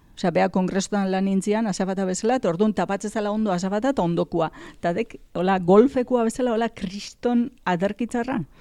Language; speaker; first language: Basque; native; Basque